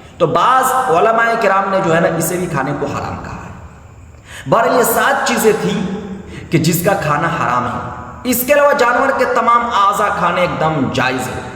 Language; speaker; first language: Urdu; native; Urdu